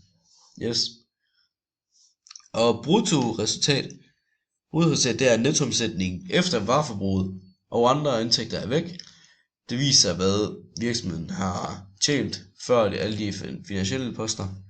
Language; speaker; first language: Danish; native; Danish